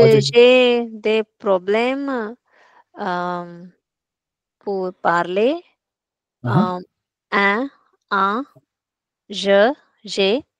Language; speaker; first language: French; non-native, learner; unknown